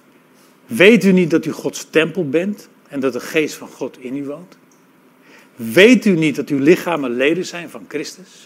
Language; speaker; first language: Dutch; native; Dutch